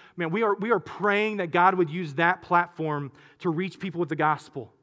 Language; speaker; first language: English; native; English